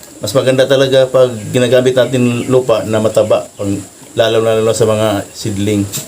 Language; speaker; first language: Filipino; non-native, local second language; Cebuano